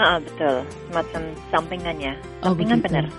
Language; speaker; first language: Indonesian; non-native, fluent; English